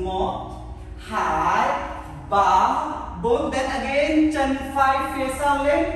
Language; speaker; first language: Vietnamese; non-native, learner; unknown